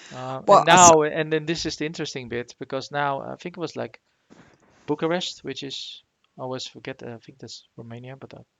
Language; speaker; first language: English; non-native, fluent; Dutch